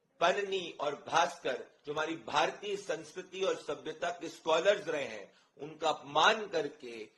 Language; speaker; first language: Hindi; native; Hindi